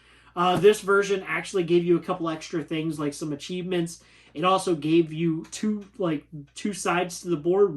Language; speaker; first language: English; native; English